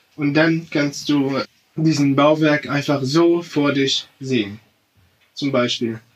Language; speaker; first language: German; non-native, fluent; Arabic